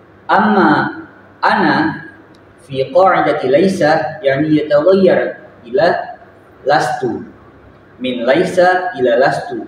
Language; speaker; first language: Arabic; non-native, learner; Indonesian